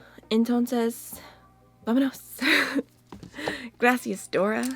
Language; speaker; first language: Spanish; non-native, learner; English